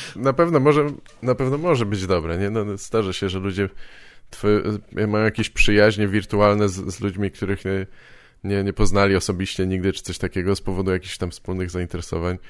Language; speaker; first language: Polish; native; Polish